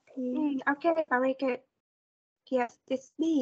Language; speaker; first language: English; non-native, fluent; Vietnamese